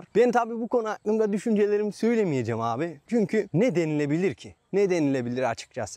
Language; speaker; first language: Turkish; native; Turkish